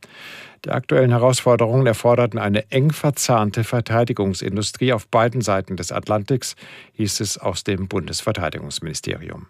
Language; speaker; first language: German; native; German